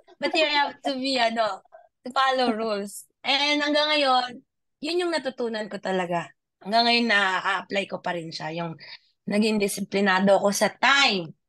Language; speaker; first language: Filipino; native; Filipino